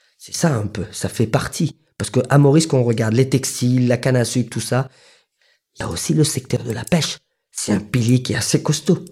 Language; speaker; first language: French; non-native, local second language; Morisyen